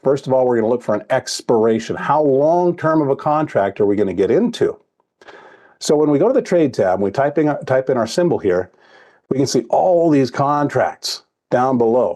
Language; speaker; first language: English; native; English